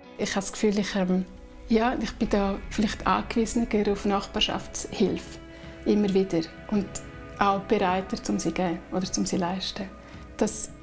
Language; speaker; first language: German; non-native, local second language; Romansh